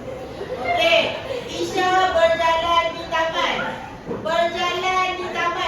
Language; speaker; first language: Malay; native; Malay